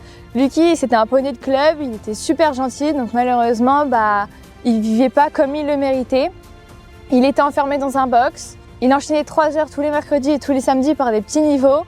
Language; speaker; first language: French; native; French